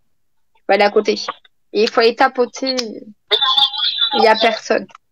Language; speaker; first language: French; native; French